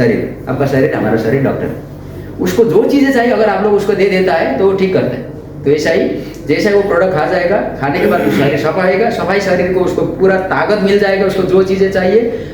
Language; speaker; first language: Hindi; non-native, local second language; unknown